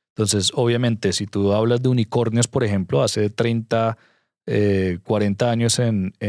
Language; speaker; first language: Spanish; native; Spanish